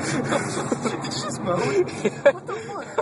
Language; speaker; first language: English; native; English